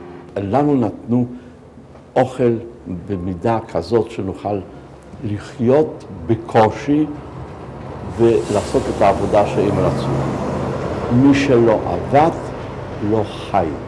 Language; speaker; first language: Hebrew; non-native, fluent; Polish